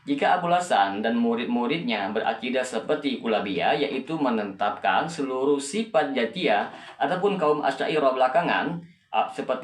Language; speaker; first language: Indonesian; native; Indonesian